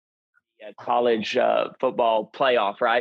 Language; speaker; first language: English; native; English